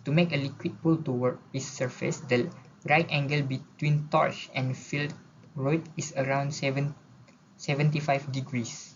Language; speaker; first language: English; non-native, local second language; Malay